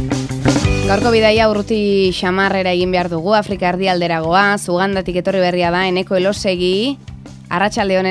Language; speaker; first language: Basque; native; Basque